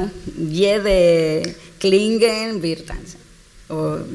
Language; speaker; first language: German; non-native, learner; Spanish